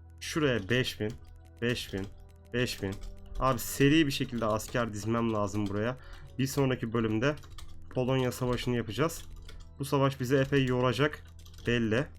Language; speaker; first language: Turkish; native; Turkish